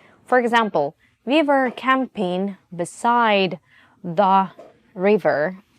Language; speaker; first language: English; non-native, fluent; Ukrainian